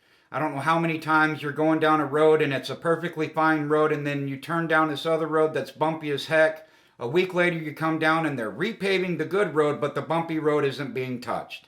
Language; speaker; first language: English; native; English